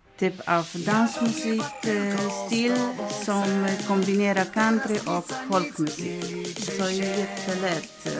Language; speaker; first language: Swedish; non-native, learner; Polish